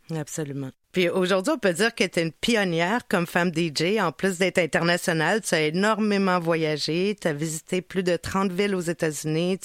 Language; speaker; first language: French; native; French